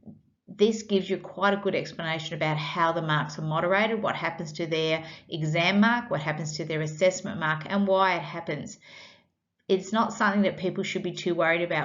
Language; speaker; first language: English; native; English